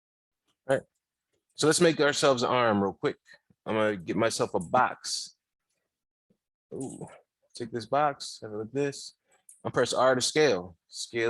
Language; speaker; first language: English; native; English